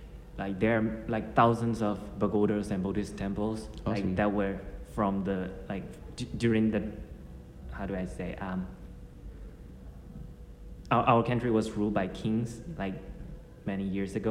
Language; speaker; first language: English; non-native, fluent; Burmese